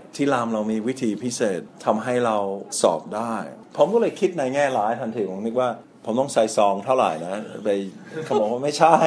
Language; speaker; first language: Thai; non-native, fluent; English